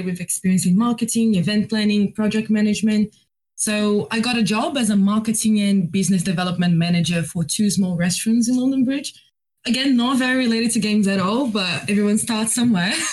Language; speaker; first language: English; non-native, fluent; Portuguese